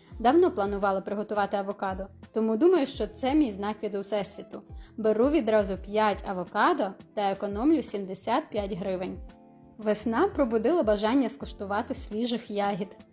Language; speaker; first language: Ukrainian; native; Ukrainian